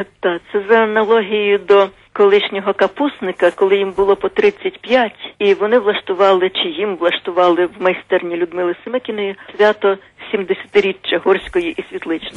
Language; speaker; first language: Ukrainian; native; Ukrainian